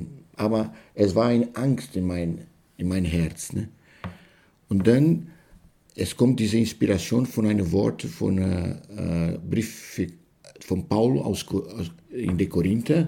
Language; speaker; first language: German; non-native, learner; Portuguese